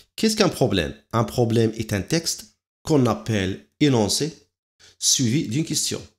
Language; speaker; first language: French; non-native, local second language; Arabic